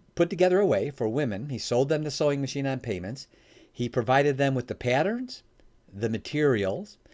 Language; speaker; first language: English; native; English